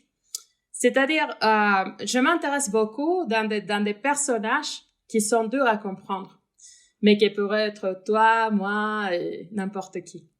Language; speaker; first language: French; non-native, fluent; Spanish